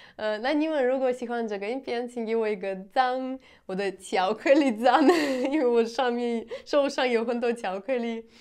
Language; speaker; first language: Chinese; non-native, fluent; Russian